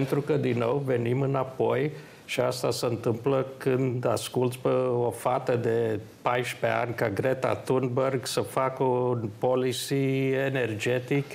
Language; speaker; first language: Romanian; early bilingual, heritage; Romanian